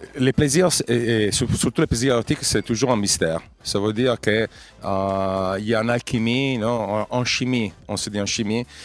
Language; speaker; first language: French; non-native, fluent; Italian